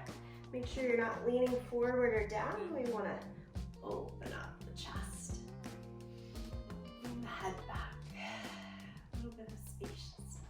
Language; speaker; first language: English; native; English